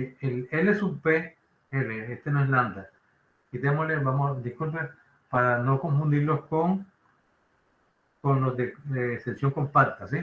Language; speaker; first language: Spanish; native; Spanish